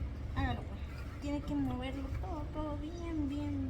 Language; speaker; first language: Spanish; native; Spanish